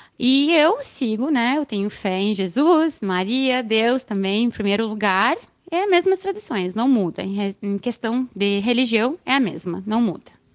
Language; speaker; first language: Portuguese; non-native, fluent; Arabic